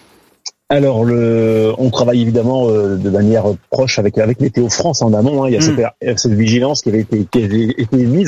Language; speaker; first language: French; native; French